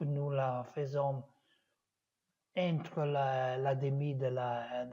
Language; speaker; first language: French; non-native, learner; Italian